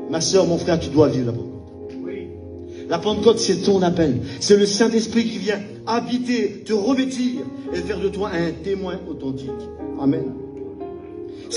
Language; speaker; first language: French; native; French